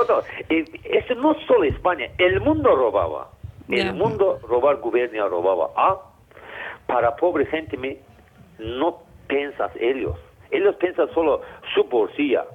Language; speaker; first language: Spanish; non-native, learner; Azerbaijani